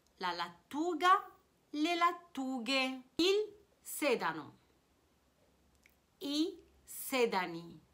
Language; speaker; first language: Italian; non-native, fluent; Arabic